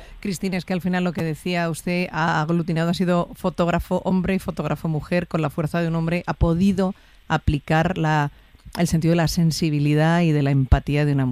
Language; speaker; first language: Spanish; native; Spanish